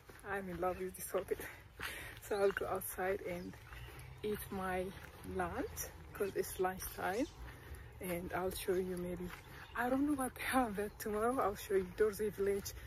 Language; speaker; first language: English; non-native, fluent; Amharic